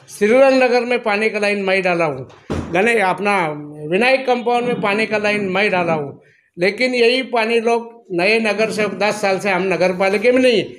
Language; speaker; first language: Hindi; non-native, local second language; Marathi